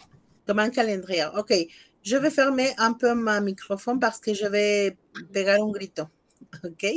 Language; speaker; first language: French; non-native, fluent; Spanish